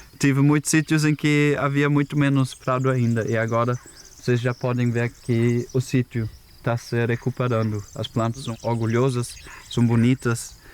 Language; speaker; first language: Portuguese; non-native, fluent; German